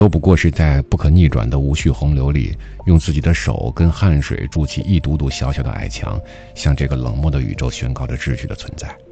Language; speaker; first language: Chinese; native; Chinese